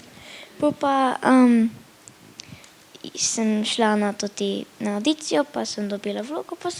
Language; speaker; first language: Slovenian; early bilingual, heritage; Slovenian